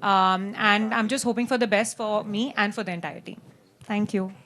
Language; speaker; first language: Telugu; non-native, learner; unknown